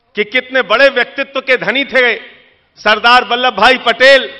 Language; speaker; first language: Hindi; native; Hindi